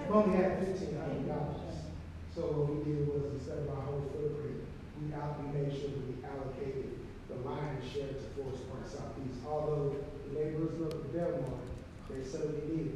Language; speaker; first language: English; native; English